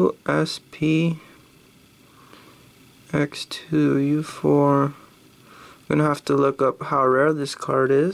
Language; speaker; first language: English; native; English